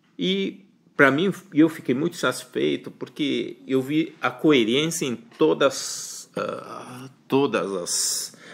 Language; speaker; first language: Portuguese; early bilingual, other home language; Chinese